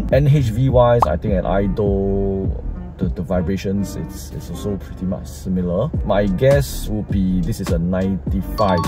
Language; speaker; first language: English; native; English